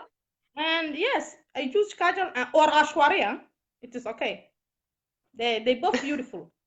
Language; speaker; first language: English; non-native, learner; Somali